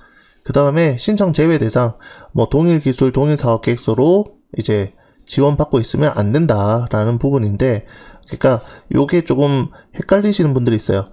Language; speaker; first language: Korean; native; Korean